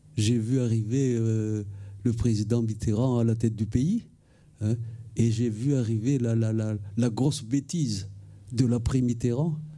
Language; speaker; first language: French; non-native, local second language; Malagasy